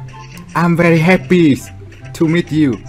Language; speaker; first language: English; non-native, learner; Vietnamese